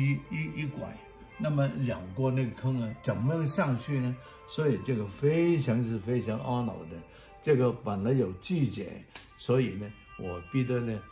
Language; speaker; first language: Chinese; non-native, local second language; Cantonese